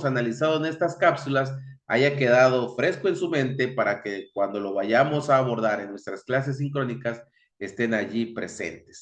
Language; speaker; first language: Spanish; native; Spanish